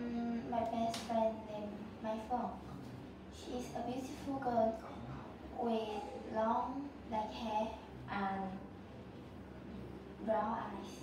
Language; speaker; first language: English; non-native, learner; Vietnamese